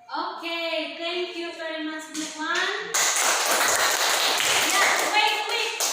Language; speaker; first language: English; non-native, learner; Indonesian